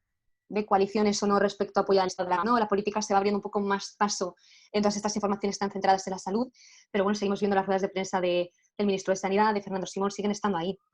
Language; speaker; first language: Spanish; native; Spanish